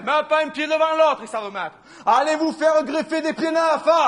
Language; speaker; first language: French; native; French